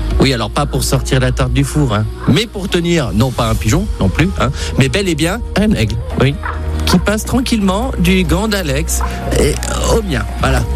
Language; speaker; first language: French; native; French